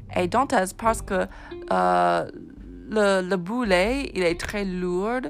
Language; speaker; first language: French; non-native, fluent; English